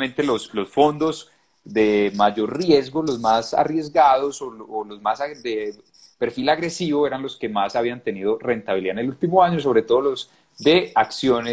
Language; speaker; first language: Spanish; native; Spanish